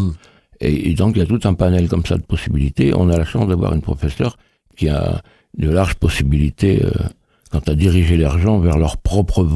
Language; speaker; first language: French; native; French